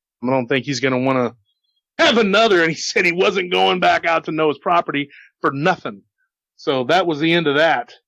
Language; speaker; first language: English; native; English